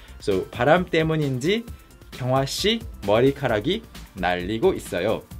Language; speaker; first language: Korean; native; Korean